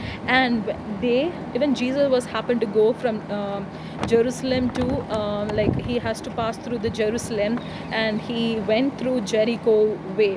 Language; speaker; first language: English; non-native, local second language; Tamil